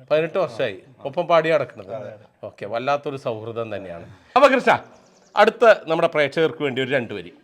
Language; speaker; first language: Malayalam; native; Malayalam